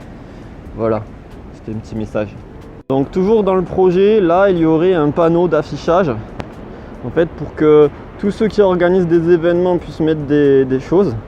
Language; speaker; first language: French; native; French